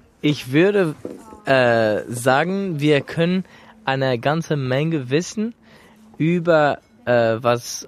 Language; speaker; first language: German; non-native, fluent; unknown